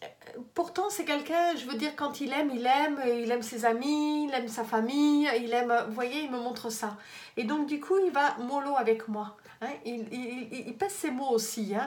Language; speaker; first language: French; native; French